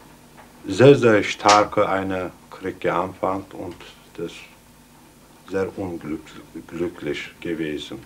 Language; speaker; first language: German; non-native, learner; Adyghe